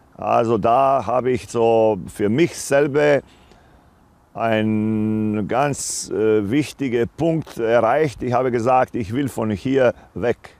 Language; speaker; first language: German; non-native, fluent; Croatian